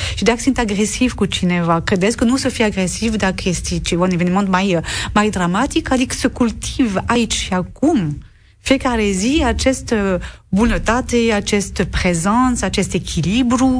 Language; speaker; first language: Romanian; non-native, learner; French